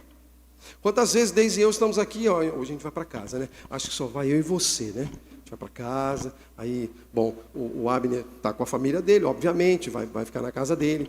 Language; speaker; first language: Portuguese; native; Portuguese